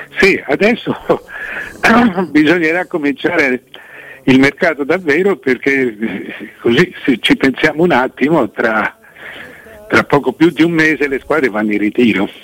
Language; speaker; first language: Italian; native; Italian